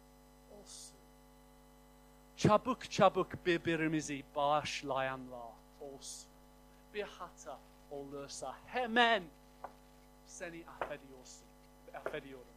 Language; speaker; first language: Turkish; non-native, fluent; English